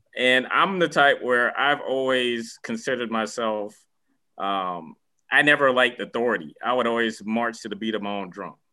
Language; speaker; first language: English; native; English